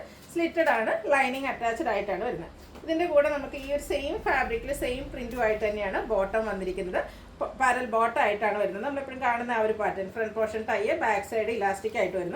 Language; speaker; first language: Malayalam; native; Malayalam